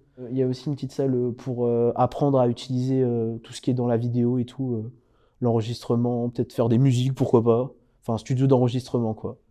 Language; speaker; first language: French; native; French